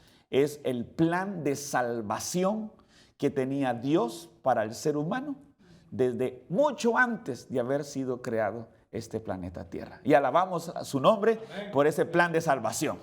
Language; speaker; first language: Spanish; native; Spanish